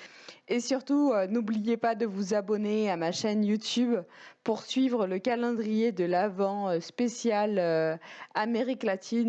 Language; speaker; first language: French; native; French